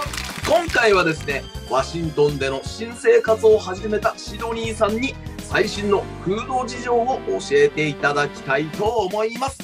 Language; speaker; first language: Japanese; native; Japanese